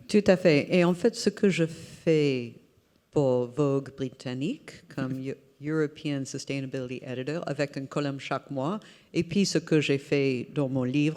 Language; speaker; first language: French; non-native, fluent; English